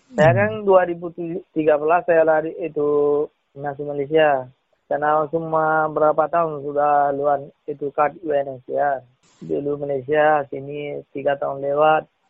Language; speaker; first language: Indonesian; non-native, learner; Rohingya